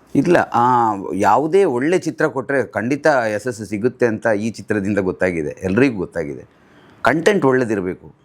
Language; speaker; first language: Kannada; non-native, local second language; Tulu